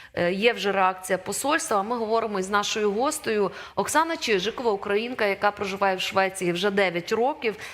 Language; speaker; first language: Ukrainian; native; Ukrainian